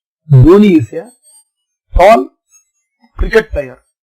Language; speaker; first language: English; non-native, local second language; Tamil